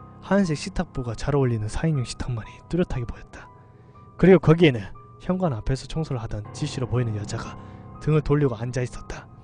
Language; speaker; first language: Korean; native; Korean